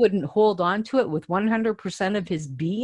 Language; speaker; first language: English; native; English